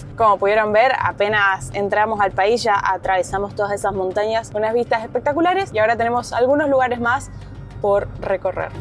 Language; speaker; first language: Spanish; native; Spanish